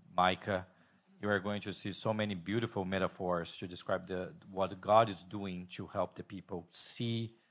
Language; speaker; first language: English; non-native, fluent; Portuguese